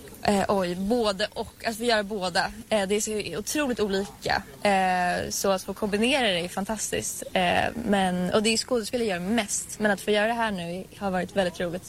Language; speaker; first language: Swedish; native; Swedish